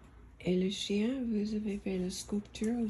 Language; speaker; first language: French; non-native, fluent; English